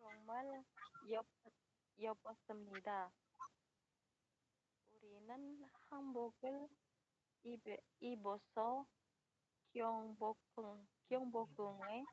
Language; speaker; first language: Korean; non-native, learner; Indonesian